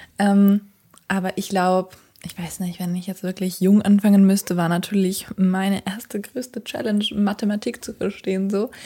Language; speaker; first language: German; early bilingual, other home language; Kurdish